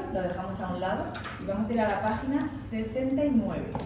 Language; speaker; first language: Spanish; native; Spanish